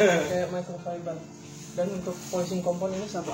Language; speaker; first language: Indonesian; native; Indonesian